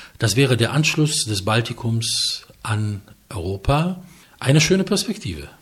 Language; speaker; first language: German; non-native, fluent; Polish